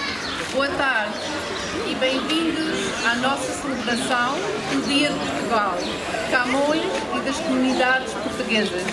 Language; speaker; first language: Portuguese; early bilingual, other home language; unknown